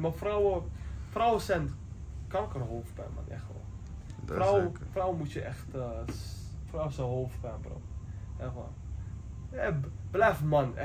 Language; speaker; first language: Dutch; early bilingual, other home language; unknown